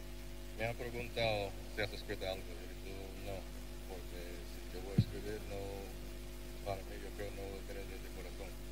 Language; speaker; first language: Spanish; non-native, learner; English